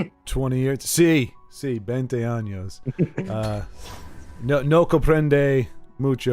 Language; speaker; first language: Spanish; non-native, learner; English